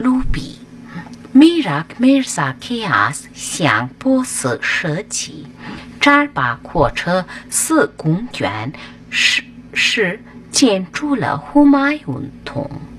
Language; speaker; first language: Chinese; non-native, learner; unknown